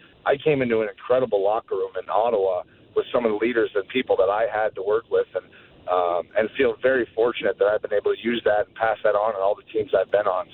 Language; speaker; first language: English; native; English